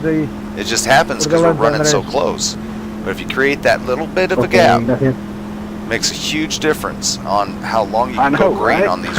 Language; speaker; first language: English; native; English